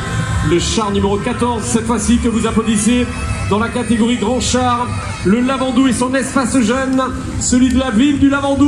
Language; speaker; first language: French; native; French